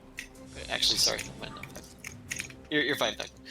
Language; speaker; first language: English; native; English